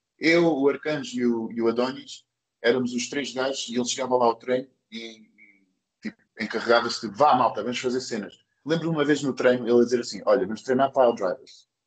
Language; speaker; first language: Portuguese; early bilingual, other home language; English